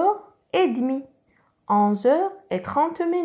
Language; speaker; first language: French; non-native, local second language; Arabic